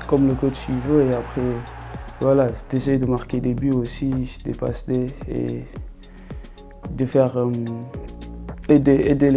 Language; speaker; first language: French; non-native, local second language; Wolof